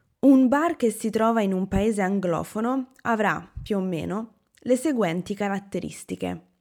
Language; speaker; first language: Italian; native; Italian